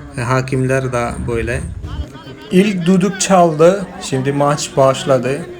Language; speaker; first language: Turkish; non-native, fluent; Malayalam